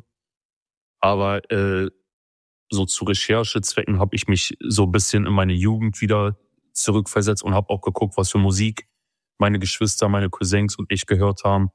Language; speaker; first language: German; early bilingual, other home language; Kurdish